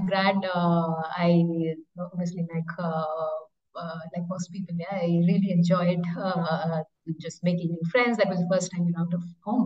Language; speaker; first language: English; non-native, local second language; Bangla